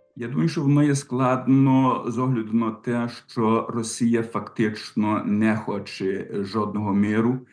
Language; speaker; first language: Ukrainian; early bilingual, heritage; Ukrainian